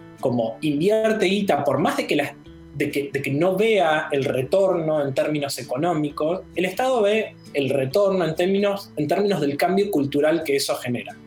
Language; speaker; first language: Spanish; native; Spanish